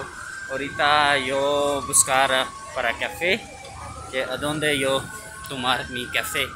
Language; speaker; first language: Spanish; non-native, learner; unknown